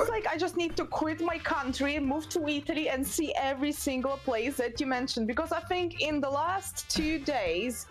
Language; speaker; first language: English; non-native, fluent; Russian